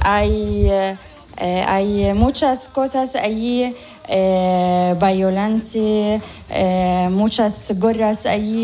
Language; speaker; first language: Spanish; non-native, learner; Arabic